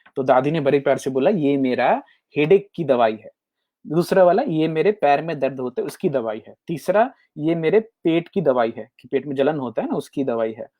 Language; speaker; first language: Hindi; native; Hindi